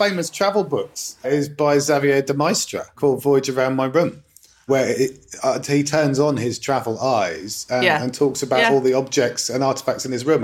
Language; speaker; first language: English; native; English